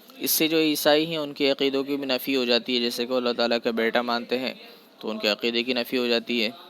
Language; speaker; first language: Urdu; native; Urdu